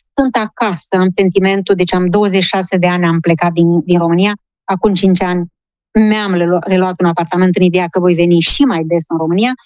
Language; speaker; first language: Romanian; native; Romanian